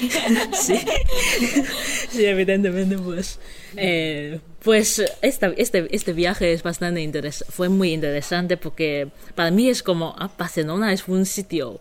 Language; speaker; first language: Spanish; non-native, fluent; Chinese